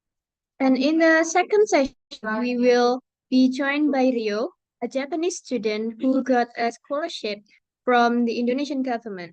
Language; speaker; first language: English; non-native, learner; Indonesian